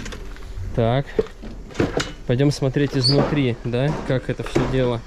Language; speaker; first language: Russian; native; Russian